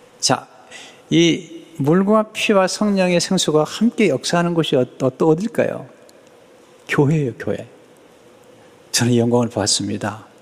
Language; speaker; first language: Korean; native; Korean